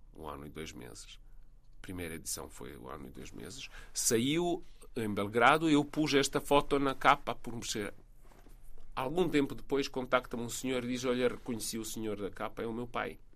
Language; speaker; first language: Portuguese; non-native, fluent; Serbian